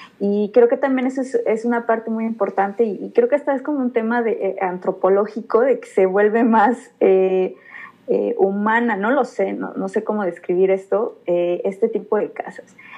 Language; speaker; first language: Spanish; native; Spanish